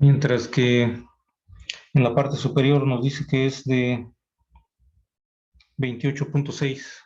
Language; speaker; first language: Spanish; native; Spanish